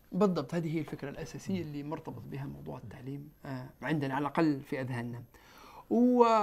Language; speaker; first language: Arabic; non-native, local second language; Berber languages